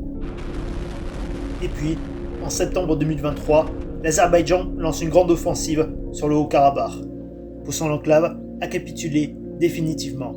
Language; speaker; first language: French; native; French